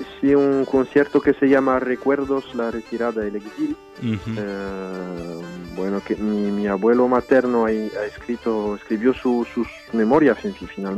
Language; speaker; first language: Spanish; early bilingual, heritage; French